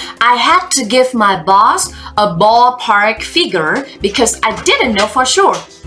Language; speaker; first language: English; non-native, fluent; Vietnamese